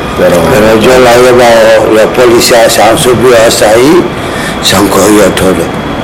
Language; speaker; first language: Spanish; non-native, learner; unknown